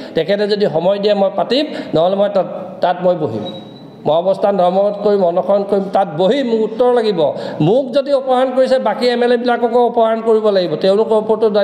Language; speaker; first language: Assamese; non-native, local second language; Mising